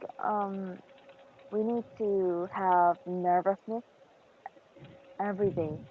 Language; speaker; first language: English; non-native, learner; Korean